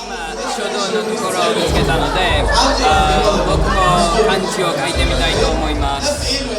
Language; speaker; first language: Japanese; non-native, learner; Georgian